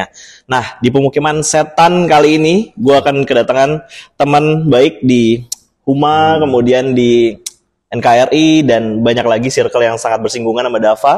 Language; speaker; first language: Indonesian; native; Indonesian